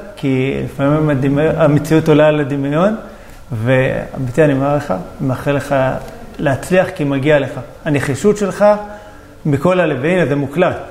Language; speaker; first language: Hebrew; native; Hebrew